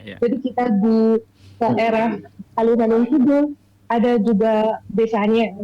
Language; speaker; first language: Indonesian; non-native, fluent; Arabic